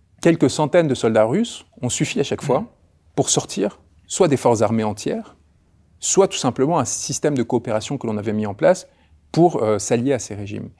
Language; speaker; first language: French; early bilingual, other home language; Spanish